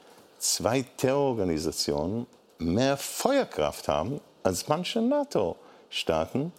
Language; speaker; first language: German; non-native, fluent; Hebrew